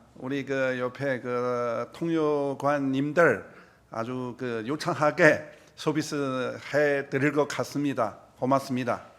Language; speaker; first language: Korean; non-native, fluent; Chinese